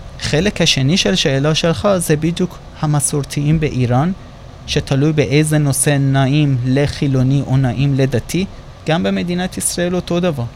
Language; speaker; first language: Hebrew; non-native, fluent; Persian